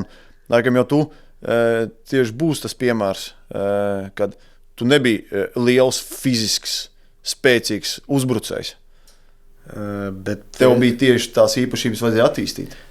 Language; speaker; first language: Latvian; native; Latvian